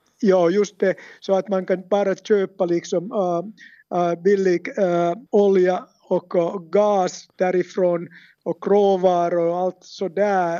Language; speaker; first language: Swedish; non-native, local second language; Finnish